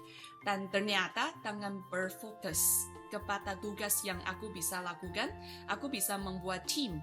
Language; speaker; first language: Indonesian; non-native, fluent; Chinese